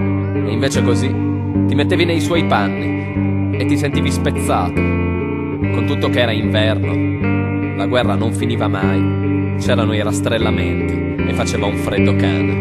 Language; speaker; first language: Italian; native; Italian